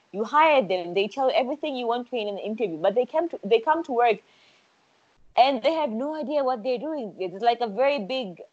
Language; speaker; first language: English; non-native, local second language; Swahili